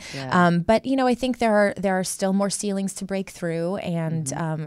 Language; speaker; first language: English; native; English